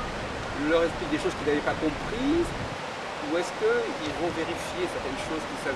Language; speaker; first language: French; native; French